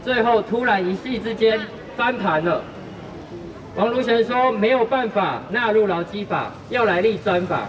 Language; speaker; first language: Chinese; native; Chinese